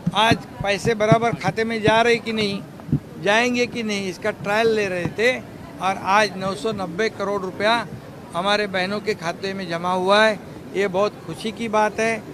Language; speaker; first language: Hindi; non-native, local second language; Marathi